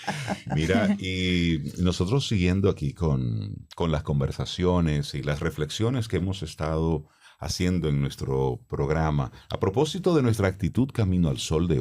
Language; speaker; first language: Spanish; native; Spanish